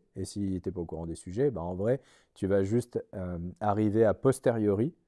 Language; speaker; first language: French; native; French